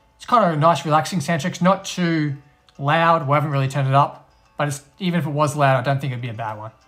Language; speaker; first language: English; native; English